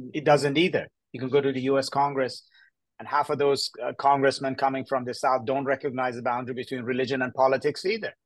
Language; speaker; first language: English; early bilingual, other home language; Persian